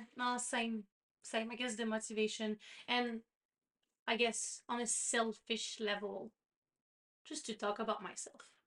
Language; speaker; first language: English; non-native, fluent; French